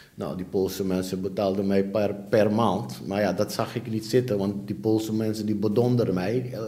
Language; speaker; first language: Dutch; early bilingual, other home language; Papiamento